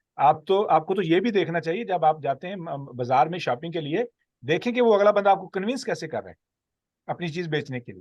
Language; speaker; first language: Urdu; non-native, local second language; Punjabi